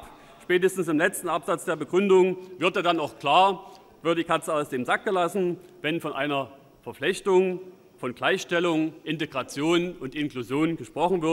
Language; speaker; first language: German; native; German